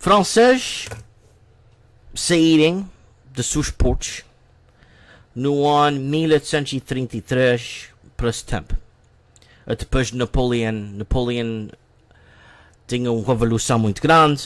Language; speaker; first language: Portuguese; non-native, learner; English